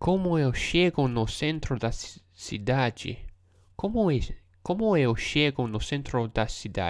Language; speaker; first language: Portuguese; non-native, learner; English